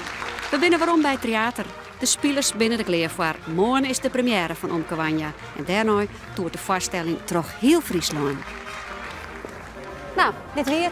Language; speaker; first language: Dutch; non-native, local second language; Western Frisian